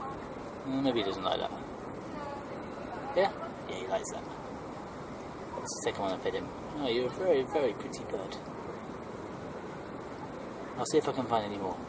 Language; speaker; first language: English; native; English